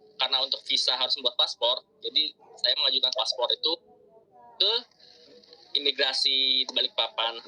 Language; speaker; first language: Indonesian; native; Indonesian